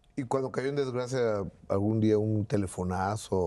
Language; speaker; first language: Spanish; native; Spanish